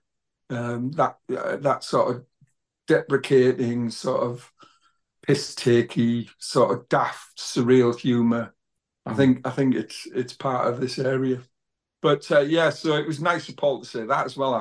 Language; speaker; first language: English; native; English